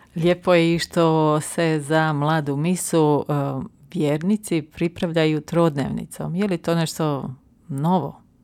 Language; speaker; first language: Croatian; native; Croatian